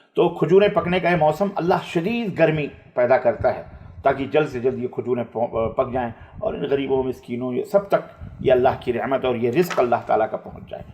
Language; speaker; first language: Urdu; native; Urdu